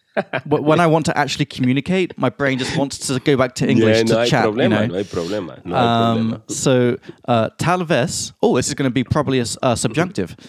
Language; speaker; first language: English; native; English